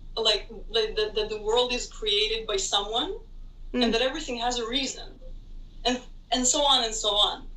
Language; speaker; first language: English; non-native, fluent; Hebrew